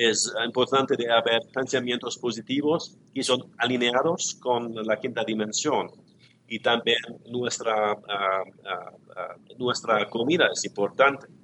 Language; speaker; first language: Spanish; non-native, learner; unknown